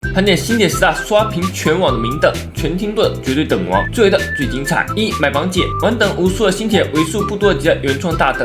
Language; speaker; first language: Chinese; native; Chinese